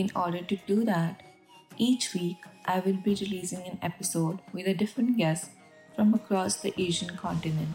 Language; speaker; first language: English; non-native, local second language; Hindi